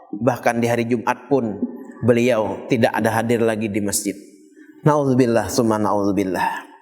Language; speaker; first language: Indonesian; non-native, local second language; Banjar